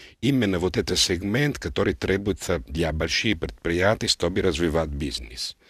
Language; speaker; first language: Russian; non-native, fluent; Italian